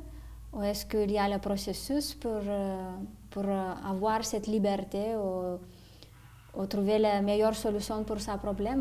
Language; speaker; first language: French; non-native, fluent; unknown